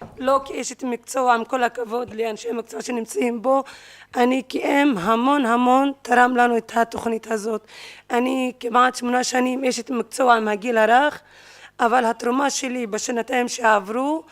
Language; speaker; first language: Hebrew; non-native, local second language; Arabic